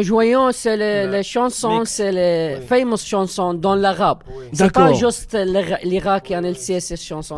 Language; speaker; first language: French; non-native, learner; Arabic